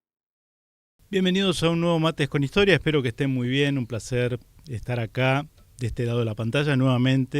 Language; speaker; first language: Spanish; native; Spanish